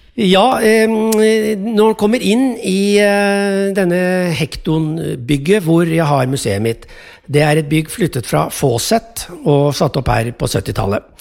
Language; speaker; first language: Norwegian; native; Norwegian